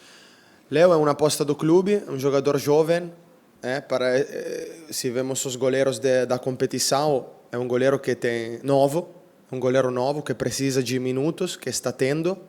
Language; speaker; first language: Portuguese; non-native, fluent; Italian